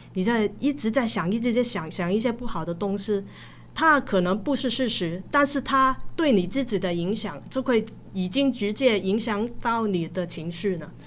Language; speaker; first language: Chinese; non-native, local second language; Cantonese